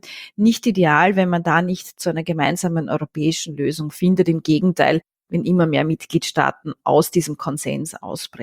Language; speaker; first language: German; native; German